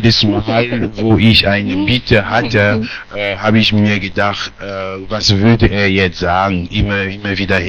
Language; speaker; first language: German; non-native, fluent; French